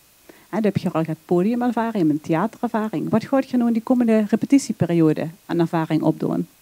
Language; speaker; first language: Dutch; native; Dutch